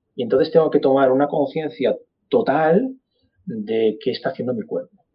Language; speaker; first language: Spanish; native; Spanish